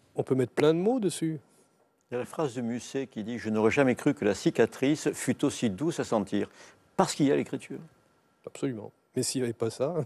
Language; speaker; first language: French; native; French